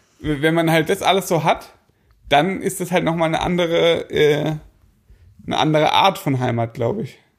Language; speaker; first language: German; native; German